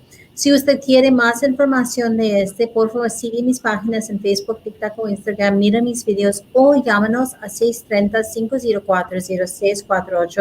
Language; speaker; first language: Spanish; non-native, learner; English